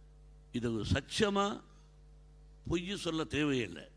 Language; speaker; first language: Tamil; non-native, learner; Telugu